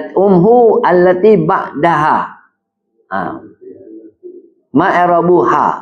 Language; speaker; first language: Arabic; non-native, fluent; Malay